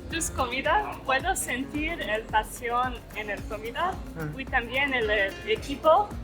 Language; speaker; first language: Spanish; non-native, learner; English